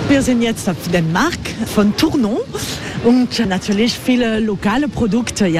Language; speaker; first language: German; non-native, learner; French